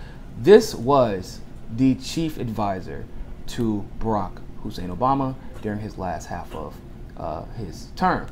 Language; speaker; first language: English; native; English